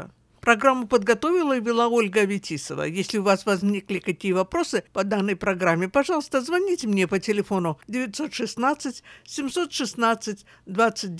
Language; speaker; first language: Russian; native; Russian